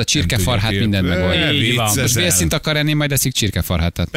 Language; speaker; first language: Hungarian; native; Hungarian